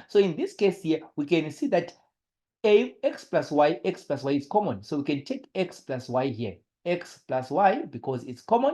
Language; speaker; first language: English; non-native, local second language; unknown